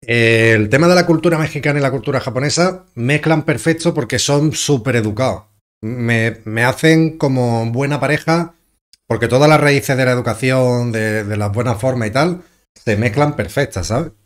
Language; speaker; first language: Spanish; native; Spanish